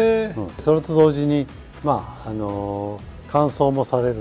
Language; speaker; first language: Japanese; native; Japanese